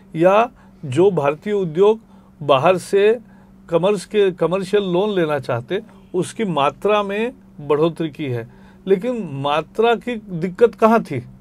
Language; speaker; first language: Hindi; native; Hindi